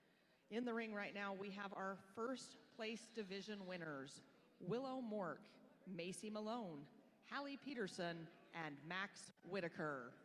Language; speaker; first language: English; native; English